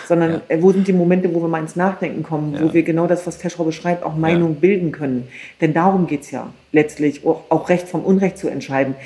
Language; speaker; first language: German; early bilingual, other home language; Kurdish